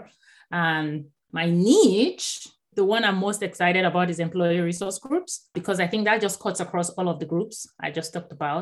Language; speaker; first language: English; non-native, local second language; Yoruba